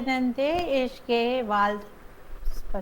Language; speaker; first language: German; non-native, learner; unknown